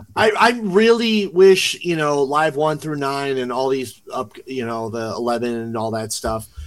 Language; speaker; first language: English; native; English